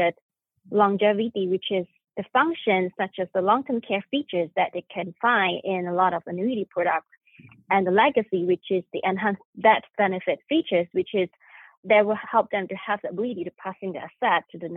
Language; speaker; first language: English; non-native, local second language; Chinese